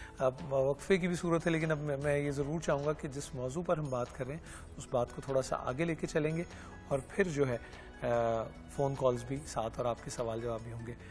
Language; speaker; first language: Urdu; native; Urdu